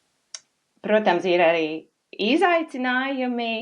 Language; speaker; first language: Latvian; non-native, fluent; English